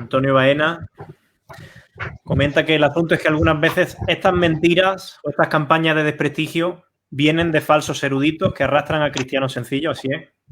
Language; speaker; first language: Spanish; native; Spanish